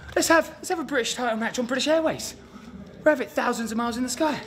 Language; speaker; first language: English; native; English